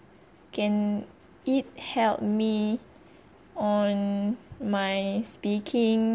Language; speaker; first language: English; non-native, learner; Malay